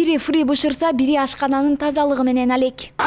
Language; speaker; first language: Kyrgyz; native; Kyrgyz